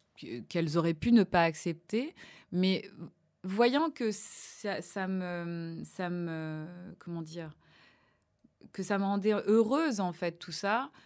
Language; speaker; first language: French; native; French